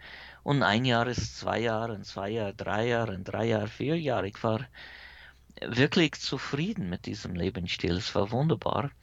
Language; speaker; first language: German; early bilingual, heritage; English